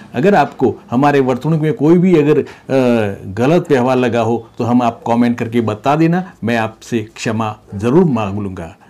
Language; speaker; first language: Hindi; non-native, local second language; Gujarati